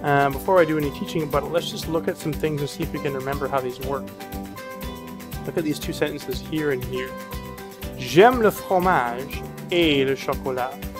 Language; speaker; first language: English; native; English